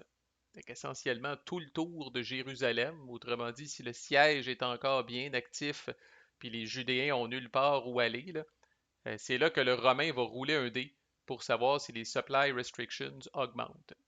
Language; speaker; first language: French; native; French